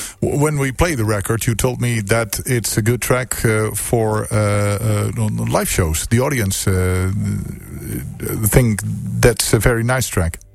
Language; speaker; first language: English; non-native, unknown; Dutch